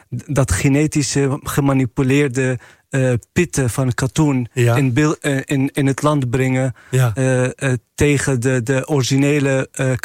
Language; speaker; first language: Dutch; non-native, fluent; Arabic